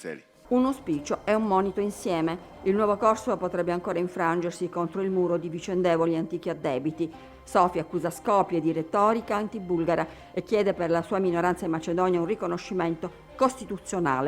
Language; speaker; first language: Italian; native; Italian